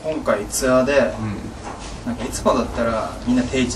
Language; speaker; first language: Japanese; native; Japanese